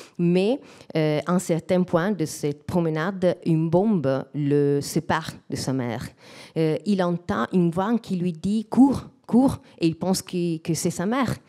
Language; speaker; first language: French; non-native, fluent; Italian